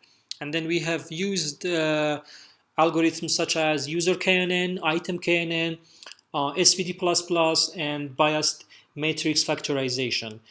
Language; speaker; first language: English; non-native, fluent; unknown